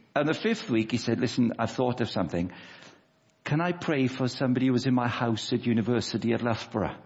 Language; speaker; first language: English; native; English